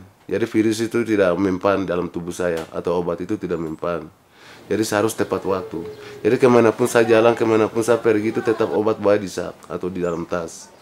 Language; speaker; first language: Indonesian; non-native, local second language; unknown